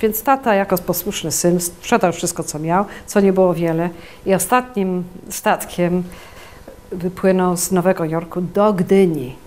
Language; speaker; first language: Polish; early bilingual, heritage; Polish